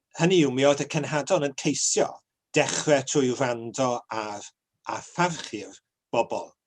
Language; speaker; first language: Welsh; native; Welsh